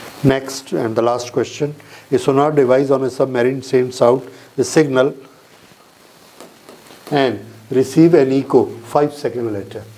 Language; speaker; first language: English; non-native, local second language; Hindi